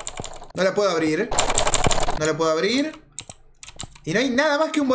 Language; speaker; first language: Spanish; native; Spanish